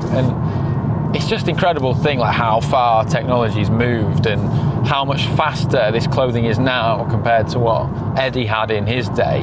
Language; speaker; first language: English; native; English